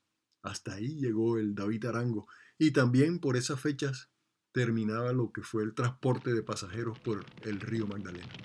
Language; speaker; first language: Spanish; native; Spanish